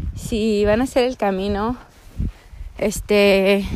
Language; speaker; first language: Spanish; native; Spanish